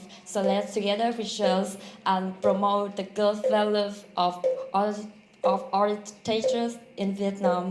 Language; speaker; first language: English; non-native, fluent; Vietnamese